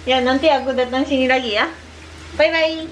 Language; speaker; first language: Indonesian; non-native, learner; Japanese